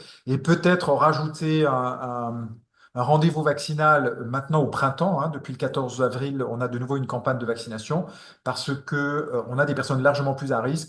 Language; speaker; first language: French; native; French